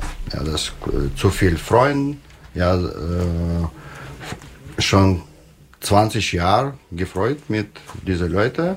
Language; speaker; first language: German; non-native, learner; Russian